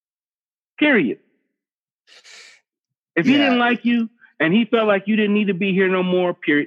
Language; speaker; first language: English; native; English